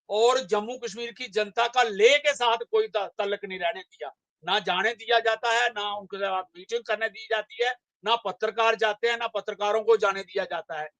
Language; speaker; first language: Hindi; non-native, local second language; Dogri